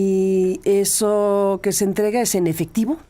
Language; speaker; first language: Spanish; native; Spanish